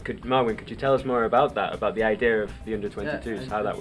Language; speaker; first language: English; native; English